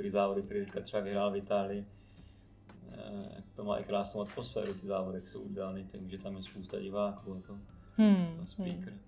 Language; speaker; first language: Czech; native; Czech